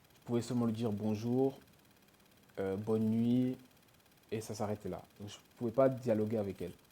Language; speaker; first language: French; early bilingual, other home language; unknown